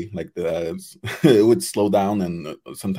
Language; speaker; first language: English; non-native, fluent; Cree